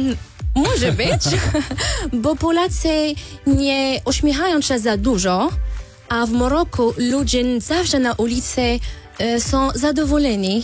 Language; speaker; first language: Polish; non-native, learner; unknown